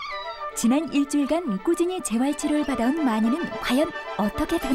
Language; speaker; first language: Korean; native; Korean